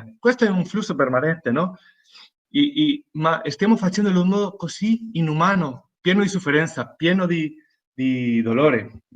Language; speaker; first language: Italian; non-native, fluent; Spanish